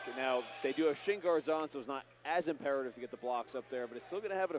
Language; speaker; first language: English; native; English